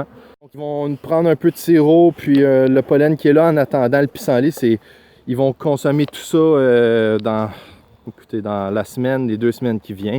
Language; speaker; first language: French; native; French